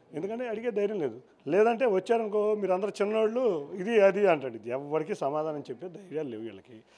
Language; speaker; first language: Telugu; native; Telugu